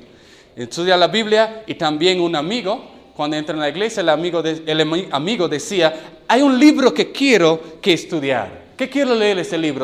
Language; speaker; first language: Spanish; non-native, learner; English